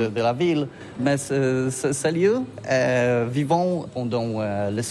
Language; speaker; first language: French; non-native, learner; Polish